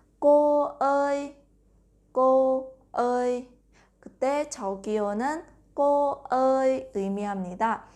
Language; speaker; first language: Korean; non-native, fluent; Vietnamese